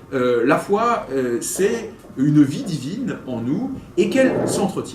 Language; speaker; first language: French; native; French